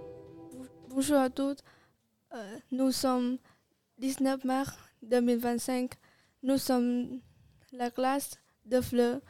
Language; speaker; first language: French; non-native, learner; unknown